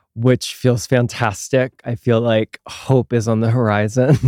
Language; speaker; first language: English; native; English